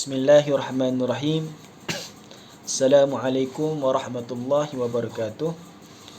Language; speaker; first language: Malay; native; Malay